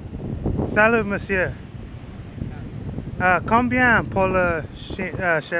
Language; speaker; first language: French; non-native, learner; English